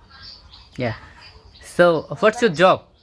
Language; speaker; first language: English; non-native, fluent; Bangla